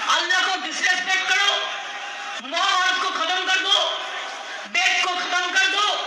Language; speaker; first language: Hindi; non-native, local second language; Bangla